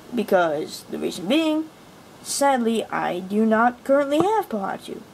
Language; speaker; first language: English; native; English